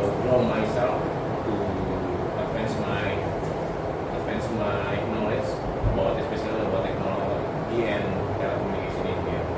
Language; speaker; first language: English; non-native, learner; Indonesian